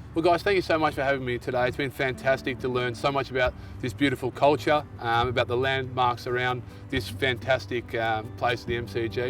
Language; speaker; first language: English; native; English